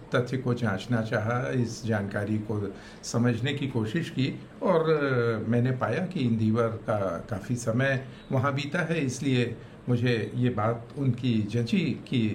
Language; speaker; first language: Hindi; native; Hindi